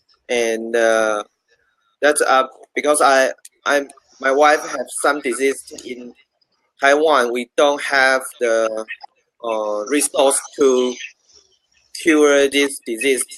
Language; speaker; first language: English; non-native, learner; Chinese